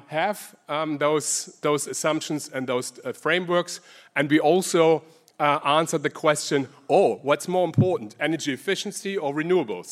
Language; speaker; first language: English; non-native, fluent; German